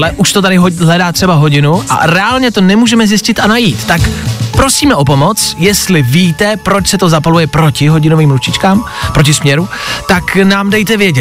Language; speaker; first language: Czech; native; Czech